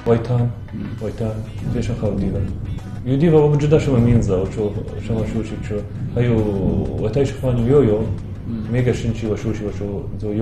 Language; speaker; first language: Chinese; non-native, learner; Arabic